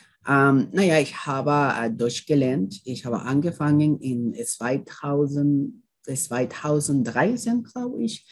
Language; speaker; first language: German; non-native, learner; Spanish